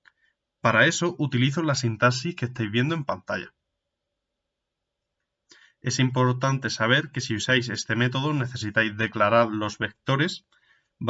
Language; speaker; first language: Spanish; native; Spanish